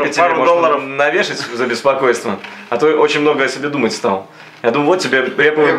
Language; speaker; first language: Russian; native; Russian